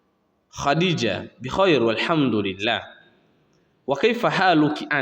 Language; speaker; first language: Arabic; non-native, fluent; Swahili